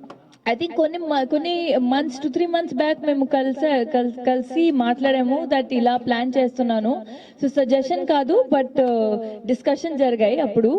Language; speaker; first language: Telugu; non-native, local second language; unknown